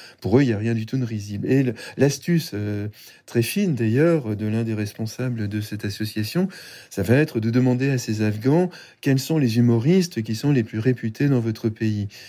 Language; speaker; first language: French; native; French